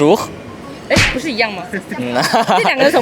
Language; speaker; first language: Chinese; native; Chinese